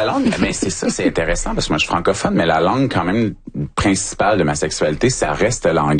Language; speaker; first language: French; native; French